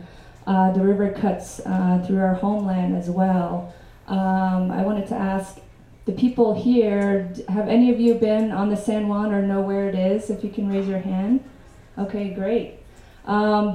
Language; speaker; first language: English; native; English